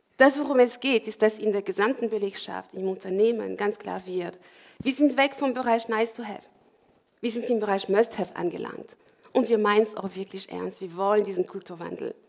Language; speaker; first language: German; non-native, fluent; French